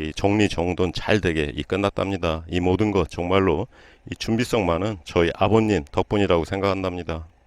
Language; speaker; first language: Korean; native; Korean